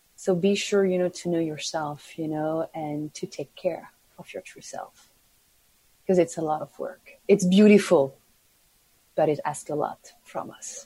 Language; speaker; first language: English; non-native, fluent; French